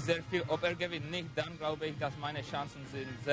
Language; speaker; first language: German; non-native, learner; Czech